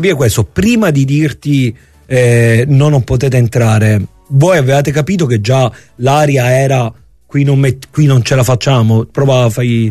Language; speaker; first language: Italian; native; Italian